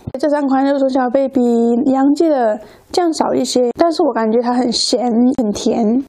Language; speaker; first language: Chinese; native; Chinese